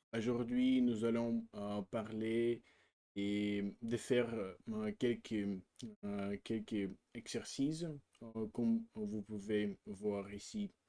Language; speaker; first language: French; non-native, learner; Russian